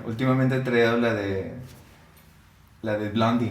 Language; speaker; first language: Spanish; native; Spanish